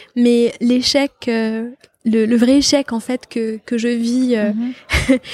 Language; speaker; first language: French; non-native, local second language; Arabic